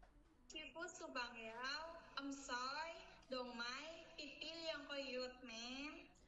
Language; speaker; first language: Cantonese; non-native, learner; Javanese